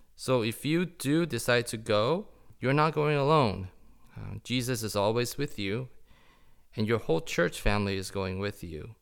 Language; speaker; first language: English; early bilingual, other home language; Chinese